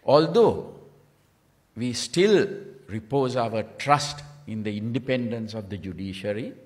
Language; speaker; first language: English; non-native, local second language; Sinhala